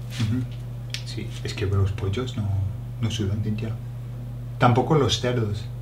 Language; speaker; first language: Spanish; non-native, fluent; English